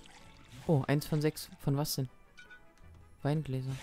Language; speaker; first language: German; native; German